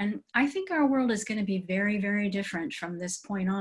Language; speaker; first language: English; native; English